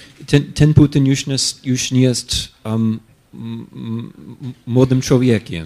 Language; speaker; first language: Polish; non-native, fluent; English